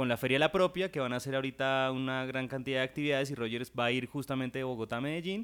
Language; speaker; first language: Spanish; native; Spanish